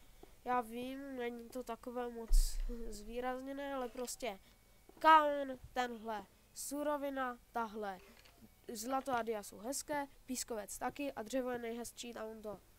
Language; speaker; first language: Czech; native; Czech